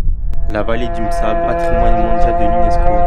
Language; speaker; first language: French; native; French